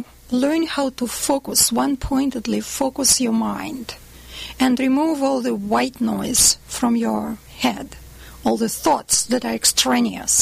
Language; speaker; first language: English; non-native, fluent; Russian